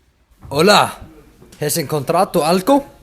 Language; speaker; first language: Spanish; non-native, learner; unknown